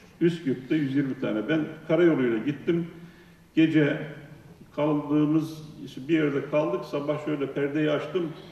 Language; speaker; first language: Turkish; native; Turkish